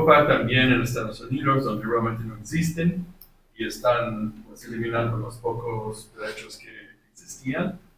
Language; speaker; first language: Spanish; non-native, fluent; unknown